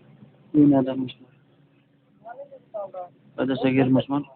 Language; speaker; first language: Arabic; non-native, learner; Filipino